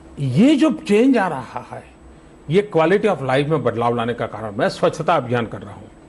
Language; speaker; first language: Hindi; non-native, local second language; Gujarati